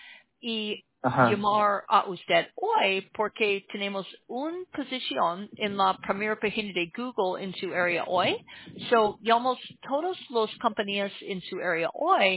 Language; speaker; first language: Spanish; non-native, learner; English